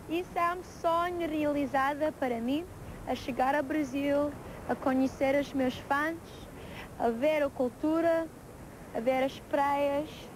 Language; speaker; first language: Portuguese; early bilingual, heritage; English